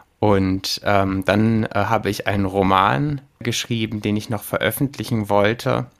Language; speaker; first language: German; native; German